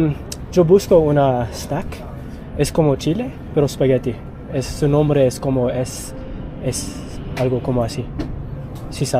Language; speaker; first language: Spanish; non-native, learner; English